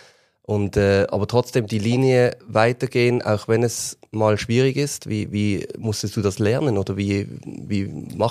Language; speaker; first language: German; native; German